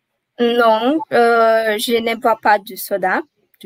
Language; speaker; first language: French; non-native, learner; Portuguese